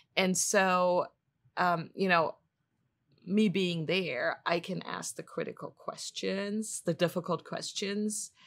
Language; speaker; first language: English; non-native, fluent; German